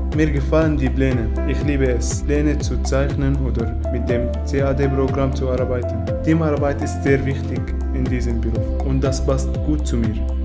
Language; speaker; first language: German; non-native, learner; Arabic